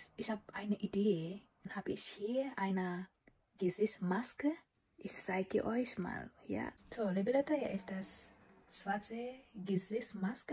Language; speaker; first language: German; non-native, learner; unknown